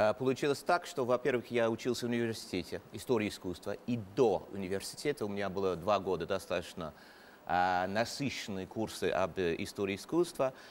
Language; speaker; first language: Russian; non-native, fluent; English